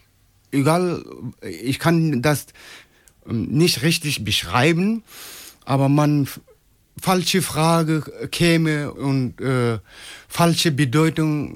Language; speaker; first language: German; non-native, learner; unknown